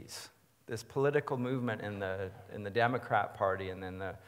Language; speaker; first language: English; native; English